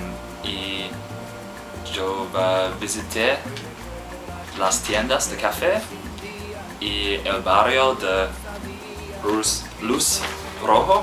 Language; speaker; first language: Spanish; non-native, learner; English